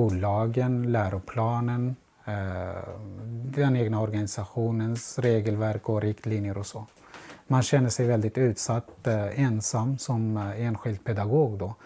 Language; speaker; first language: Swedish; non-native, fluent; Central Kurdish